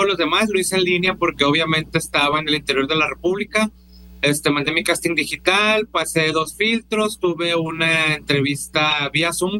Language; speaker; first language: Spanish; native; Spanish